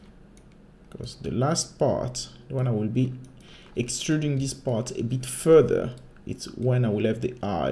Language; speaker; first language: English; non-native, fluent; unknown